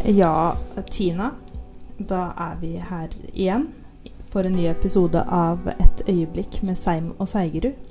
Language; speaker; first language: Norwegian; native; Norwegian